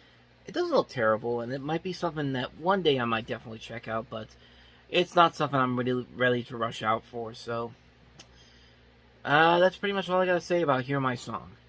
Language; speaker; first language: English; native; English